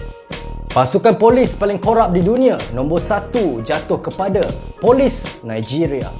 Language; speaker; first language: Malay; native; Malay